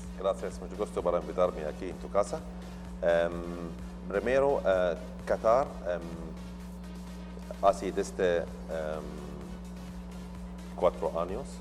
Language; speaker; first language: Spanish; non-native, learner; Arabic